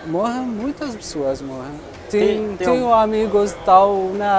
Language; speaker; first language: Portuguese; non-native, local second language; Arabic